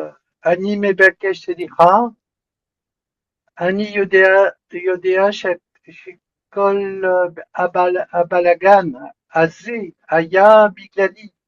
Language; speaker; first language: Hebrew; non-native, learner; French